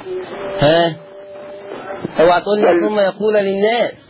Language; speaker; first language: Arabic; native; Arabic